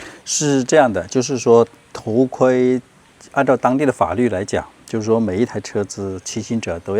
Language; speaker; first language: Chinese; native; Chinese